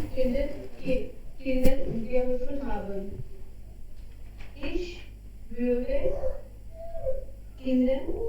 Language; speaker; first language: German; non-native, learner; Hindi